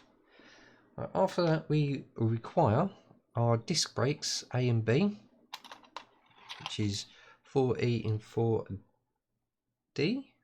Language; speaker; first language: English; native; English